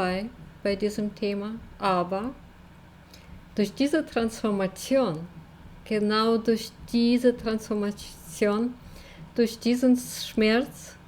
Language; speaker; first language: German; non-native, fluent; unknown